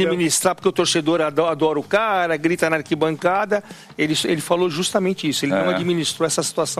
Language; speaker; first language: Portuguese; native; Portuguese